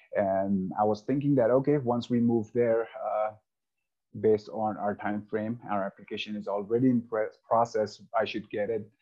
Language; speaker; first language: English; non-native, local second language; Hindi